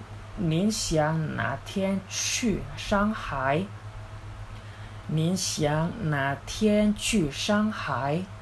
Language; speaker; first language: Chinese; non-native, learner; Indonesian